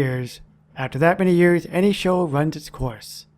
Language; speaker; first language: English; native; English